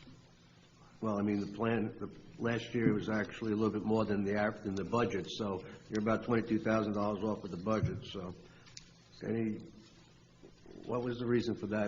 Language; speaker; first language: English; native; English